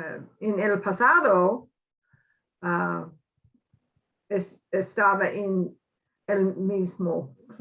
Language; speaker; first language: Spanish; non-native, learner; English